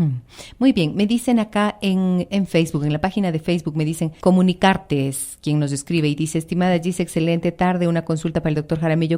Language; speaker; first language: Spanish; native; Spanish